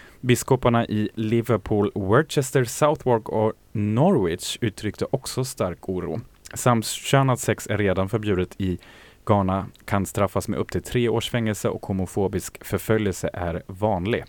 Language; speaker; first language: Swedish; native; Swedish